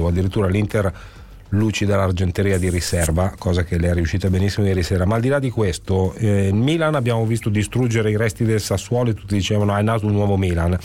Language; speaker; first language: Italian; native; Italian